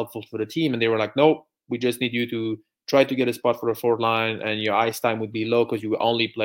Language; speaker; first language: English; non-native, fluent; French